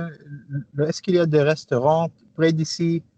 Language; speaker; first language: French; non-native, learner; English